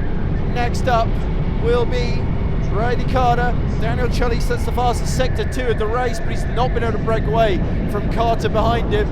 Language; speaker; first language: English; native; English